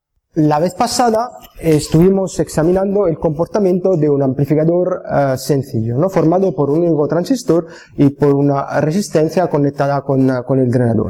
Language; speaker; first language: Spanish; non-native, fluent; Italian